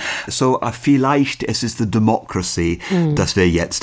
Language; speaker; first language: German; non-native, learner; English